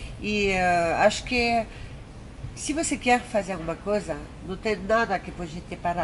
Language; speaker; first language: Portuguese; non-native, fluent; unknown